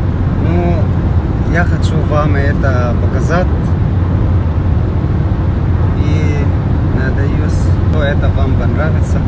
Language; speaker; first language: Russian; non-native, learner; Arabic